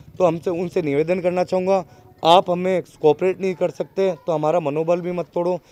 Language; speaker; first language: Hindi; native; Hindi